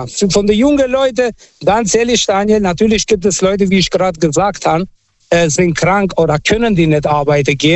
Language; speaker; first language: German; non-native, fluent; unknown